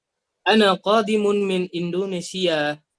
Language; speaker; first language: Arabic; non-native, learner; Indonesian